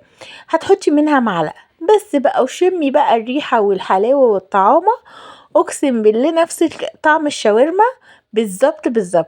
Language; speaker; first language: Arabic; native; Arabic